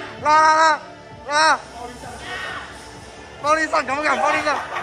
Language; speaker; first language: Chinese; native; Chinese